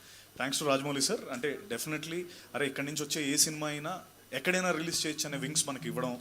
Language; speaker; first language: Telugu; native; Telugu